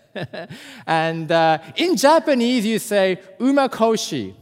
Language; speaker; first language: English; non-native, fluent; Japanese